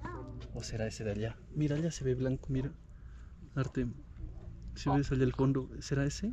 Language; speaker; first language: Spanish; native; Spanish